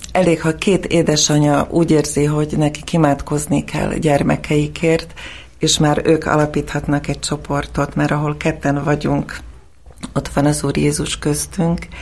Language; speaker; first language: Hungarian; non-native, fluent; Slovak